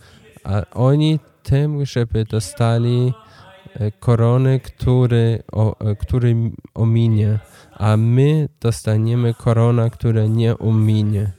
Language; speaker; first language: Polish; non-native, learner; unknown